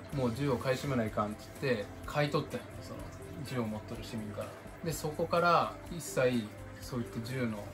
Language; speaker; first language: Japanese; native; Japanese